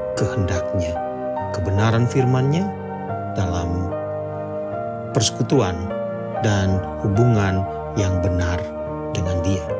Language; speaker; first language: Indonesian; native; Indonesian